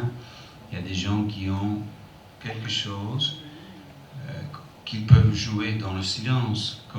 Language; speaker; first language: French; non-native, fluent; English